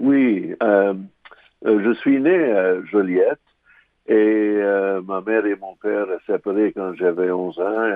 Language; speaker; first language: French; non-native, local second language; English